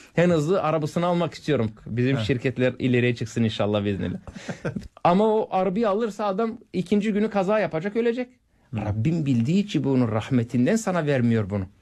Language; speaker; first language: Turkish; non-native, fluent; English